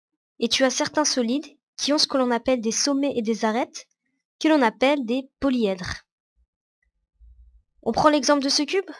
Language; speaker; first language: French; native; French